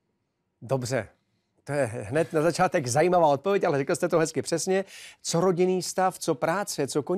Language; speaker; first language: Czech; native; Czech